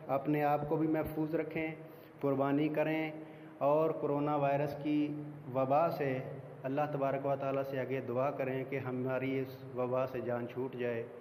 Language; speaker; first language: Urdu; non-native, local second language; Punjabi